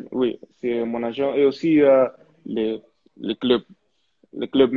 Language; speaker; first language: French; early bilingual, heritage; French